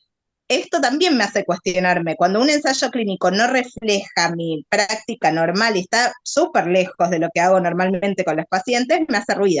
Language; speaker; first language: Spanish; native; Spanish